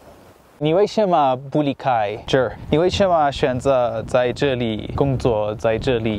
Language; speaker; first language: Chinese; non-native, learner; English